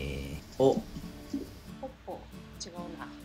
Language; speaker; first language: Japanese; native; Japanese